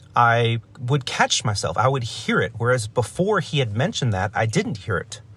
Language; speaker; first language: English; native; English